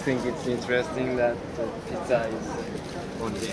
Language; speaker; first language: English; non-native, learner; Japanese